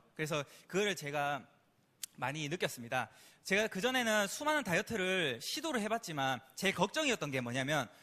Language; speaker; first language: Korean; native; Korean